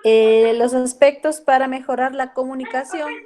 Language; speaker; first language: Spanish; native; Spanish